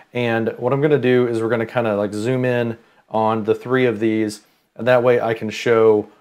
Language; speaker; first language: English; native; English